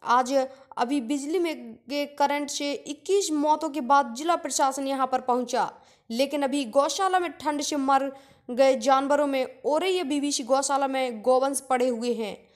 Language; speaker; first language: Hindi; native; Hindi